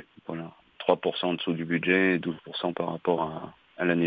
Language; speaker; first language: French; native; French